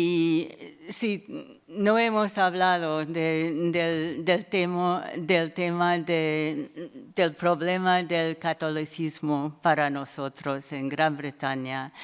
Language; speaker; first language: Spanish; non-native, fluent; English